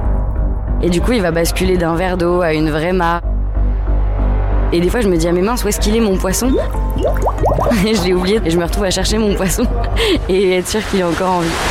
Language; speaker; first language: French; native; French